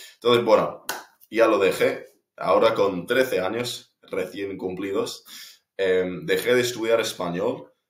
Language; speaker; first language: Spanish; non-native, fluent; English